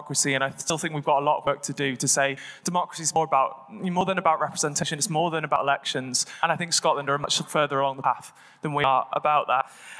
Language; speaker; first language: English; native; English